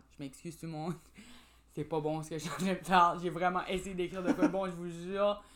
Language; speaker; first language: French; native; French